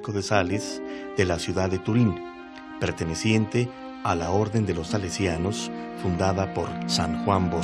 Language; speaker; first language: Spanish; native; Spanish